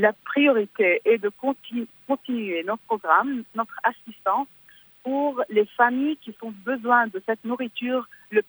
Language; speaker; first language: French; non-native, fluent; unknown